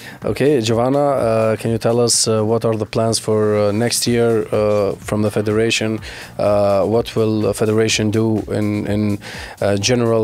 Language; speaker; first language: English; non-native, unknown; Albanian